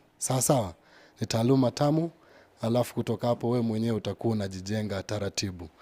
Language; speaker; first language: Swahili; non-native, local second language; Gusii